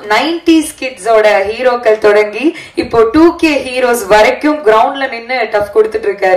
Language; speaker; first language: Tamil; native; Tamil